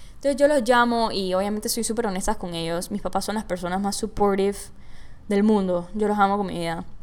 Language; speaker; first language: Spanish; native; Spanish